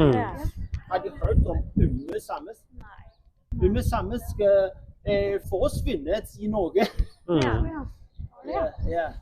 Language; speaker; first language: Norwegian; non-native, learner; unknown